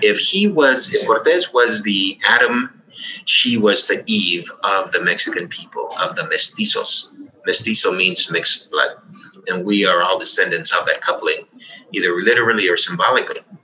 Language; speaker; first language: English; early bilingual, other home language; Spanish